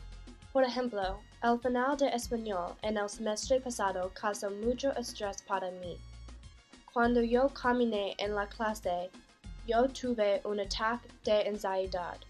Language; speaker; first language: Spanish; non-native, learner; English